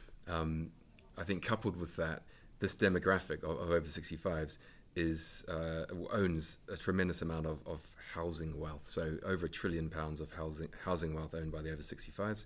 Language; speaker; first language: English; native; English